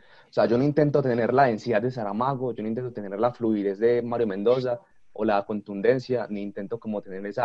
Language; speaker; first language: Spanish; native; Spanish